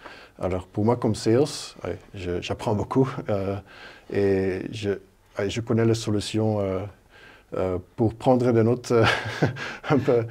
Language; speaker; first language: French; non-native, local second language; Dutch